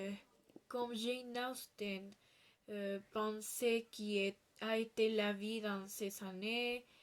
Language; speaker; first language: French; non-native, learner; Spanish